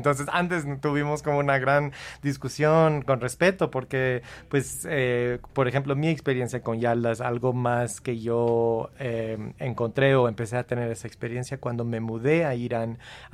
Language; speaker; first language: Spanish; non-native, fluent; English